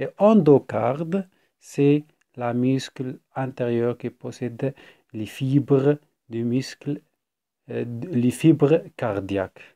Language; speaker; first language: French; non-native, fluent; Arabic